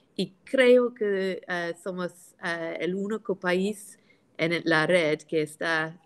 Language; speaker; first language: Spanish; non-native, fluent; English